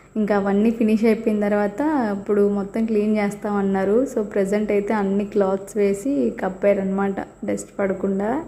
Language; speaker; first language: Telugu; native; Telugu